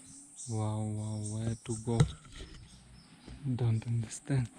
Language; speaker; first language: English; non-native, learner; Russian